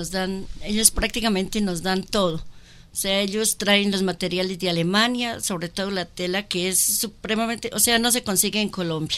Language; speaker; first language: Spanish; native; Spanish